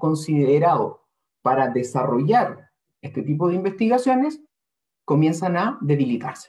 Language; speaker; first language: Spanish; native; Spanish